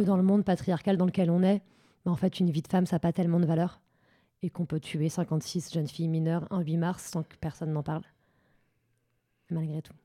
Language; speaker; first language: French; native; French